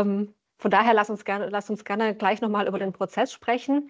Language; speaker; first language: German; native; German